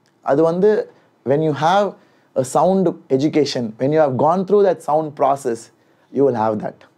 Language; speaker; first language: English; non-native, local second language; Tamil